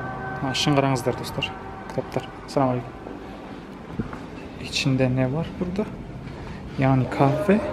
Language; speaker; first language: Turkish; non-native, learner; Kazakh